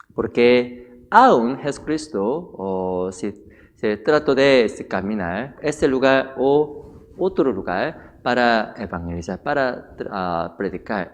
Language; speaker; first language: Spanish; non-native, fluent; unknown